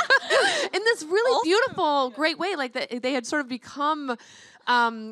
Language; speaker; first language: English; native; English